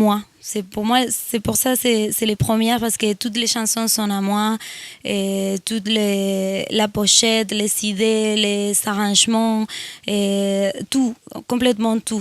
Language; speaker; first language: French; non-native, fluent; Spanish